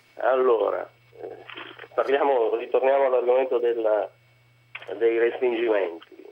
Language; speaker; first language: Italian; native; Italian